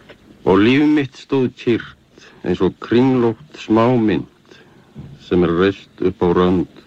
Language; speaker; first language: Icelandic; native; Icelandic